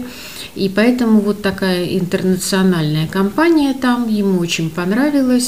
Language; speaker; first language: Russian; native; Russian